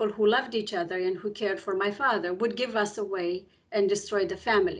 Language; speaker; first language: English; non-native, fluent; Romanian